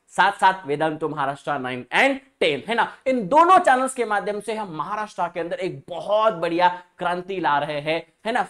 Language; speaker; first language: Hindi; non-native, local second language; Marathi